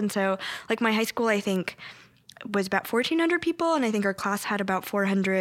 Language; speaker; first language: English; early bilingual, other home language; Korean